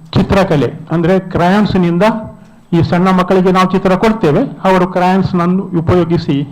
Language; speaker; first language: Kannada; non-native, local second language; Konkani